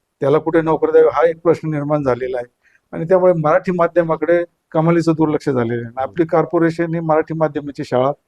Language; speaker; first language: Marathi; native; Marathi